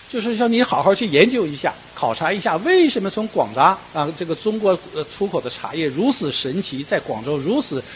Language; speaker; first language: Chinese; native; Chinese